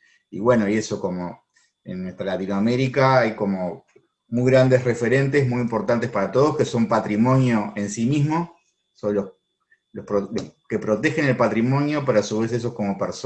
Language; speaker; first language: Spanish; native; Spanish